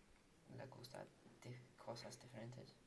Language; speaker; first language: Spanish; non-native, learner; English